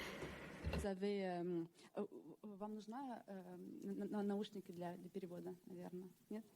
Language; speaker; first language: Russian; non-native, fluent; French